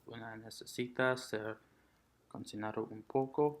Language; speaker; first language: Spanish; non-native, learner; English